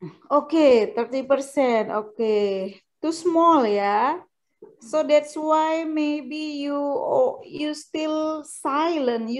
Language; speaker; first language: English; non-native, fluent; Indonesian